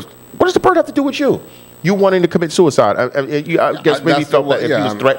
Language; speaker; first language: English; native; English